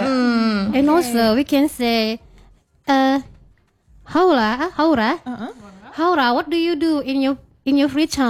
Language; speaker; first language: English; non-native, fluent; Indonesian